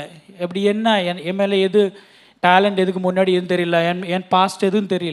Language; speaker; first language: Tamil; non-native, learner; Malayalam